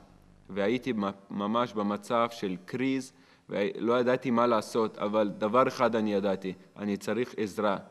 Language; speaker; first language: Hebrew; non-native, fluent; Russian